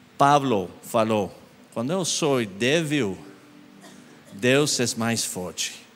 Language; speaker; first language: Portuguese; non-native, learner; English